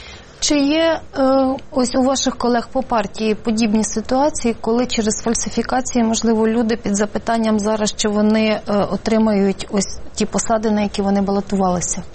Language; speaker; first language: Ukrainian; native; Ukrainian